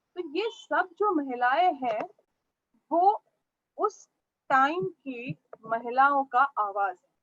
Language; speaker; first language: Hindi; non-native, local second language; Marathi